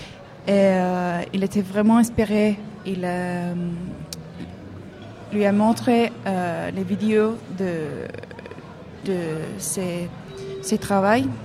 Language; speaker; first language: French; non-native, fluent; Hebrew